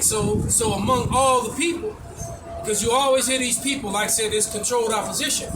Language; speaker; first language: English; native; English